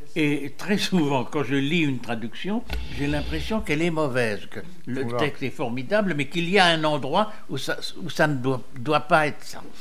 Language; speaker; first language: French; native; French